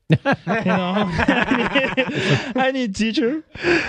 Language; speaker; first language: English; non-native, learner; Kazakh